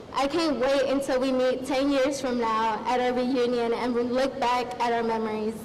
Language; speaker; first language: English; early bilingual, other home language; Spanish